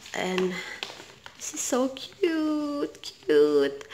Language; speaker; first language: English; non-native, learner; Indonesian